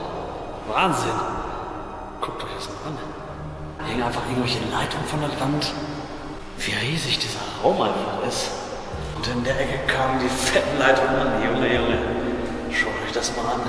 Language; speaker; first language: German; native; German